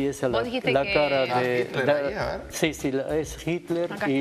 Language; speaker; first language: Spanish; non-native, learner; Armenian